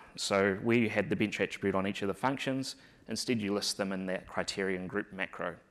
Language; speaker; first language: English; native; English